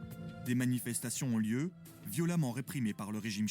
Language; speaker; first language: French; native; French